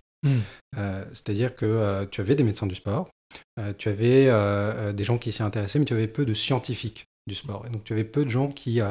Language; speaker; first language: French; native; French